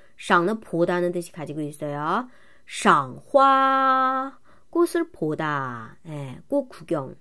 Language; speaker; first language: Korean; non-native, fluent; Chinese